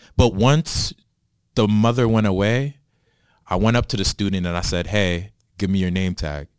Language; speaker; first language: English; native; English